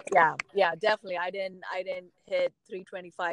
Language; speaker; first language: English; non-native, local second language; Tamil